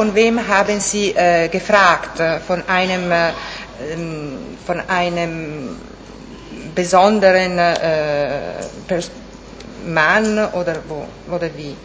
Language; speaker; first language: German; non-native, fluent; Italian